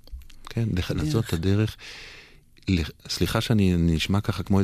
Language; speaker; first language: Hebrew; native; Hebrew